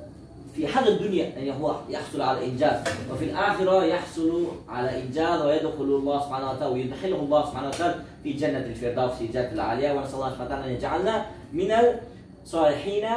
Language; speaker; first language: Arabic; non-native, learner; Uzbek